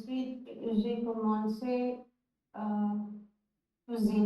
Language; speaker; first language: French; non-native, learner; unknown